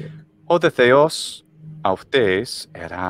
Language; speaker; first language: Greek; non-native, fluent; English